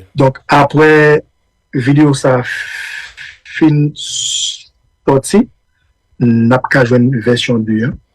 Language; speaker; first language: Haitian Creole; early bilingual, heritage; Haitian Creole